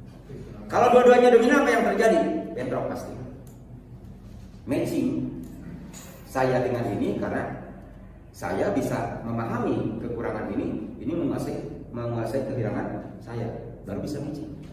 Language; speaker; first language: Indonesian; native; Indonesian